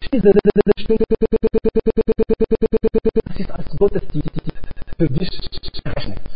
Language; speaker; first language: German; non-native, learner; Arabic